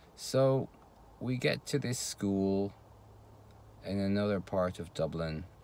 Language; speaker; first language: English; native; English